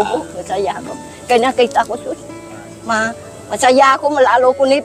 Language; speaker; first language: Filipino; non-native, learner; Vietnamese